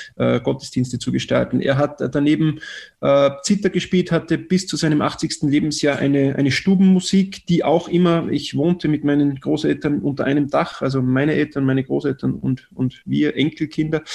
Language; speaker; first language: German; native; German